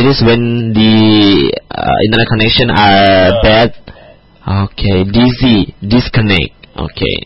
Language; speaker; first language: English; non-native, learner; Indonesian